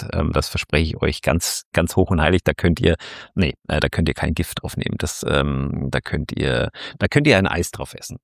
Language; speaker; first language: German; native; German